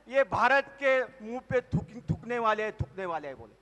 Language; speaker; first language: Hindi; non-native, local second language; Marathi